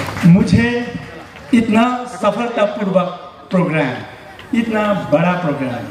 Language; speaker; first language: Hindi; non-native, learner; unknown